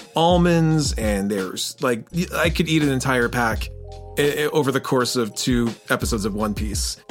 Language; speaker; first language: English; native; English